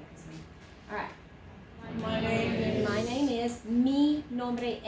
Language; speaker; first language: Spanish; non-native, fluent; English